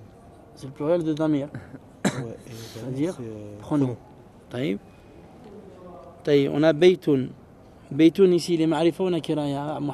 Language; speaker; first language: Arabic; early bilingual, heritage; Arabic